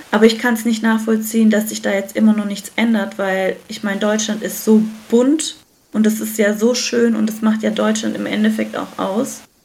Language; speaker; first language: German; early bilingual, other home language; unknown